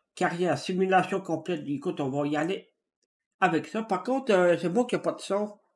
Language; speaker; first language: French; native; French